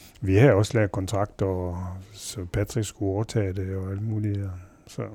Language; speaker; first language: Danish; non-native, fluent; French